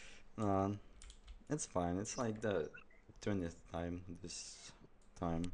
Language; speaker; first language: English; non-native, fluent; Lithuanian